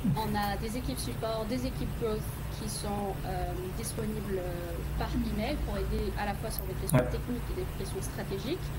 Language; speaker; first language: French; non-native, fluent; Vietnamese